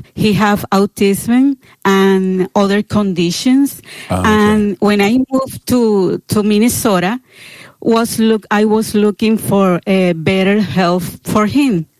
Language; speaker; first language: English; non-native, learner; Spanish